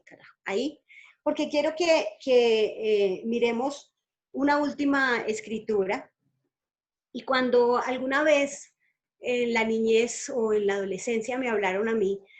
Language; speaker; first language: Spanish; native; Spanish